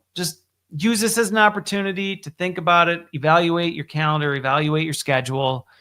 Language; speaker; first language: English; native; English